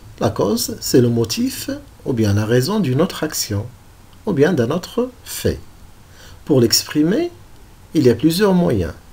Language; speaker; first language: French; non-native, local second language; Arabic